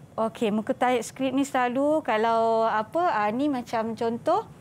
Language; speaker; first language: Malay; native; Malay